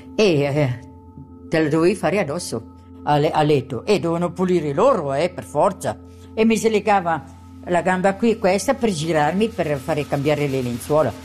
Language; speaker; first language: Italian; non-native, local second language; German